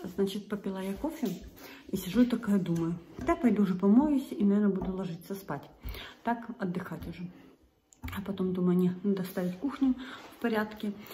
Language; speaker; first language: Russian; native; Russian